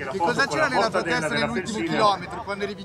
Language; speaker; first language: Italian; native; Italian